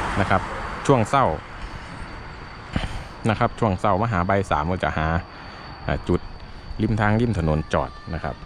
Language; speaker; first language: Thai; non-native, local second language; Lao